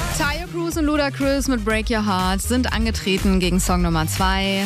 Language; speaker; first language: German; native; German